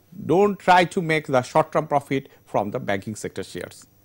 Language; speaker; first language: English; non-native, local second language; Bangla